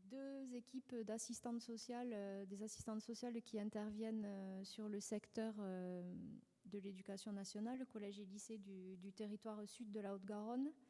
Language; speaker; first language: French; native; French